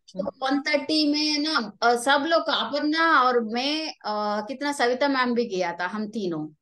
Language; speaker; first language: Hindi; non-native, local second language; Telugu